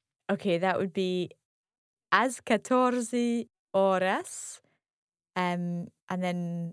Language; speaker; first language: English; native; English